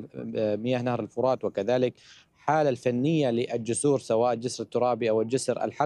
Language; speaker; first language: Arabic; native; Arabic